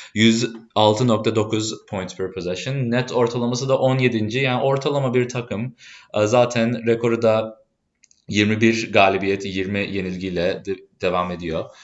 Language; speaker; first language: Turkish; early bilingual, heritage; Turkish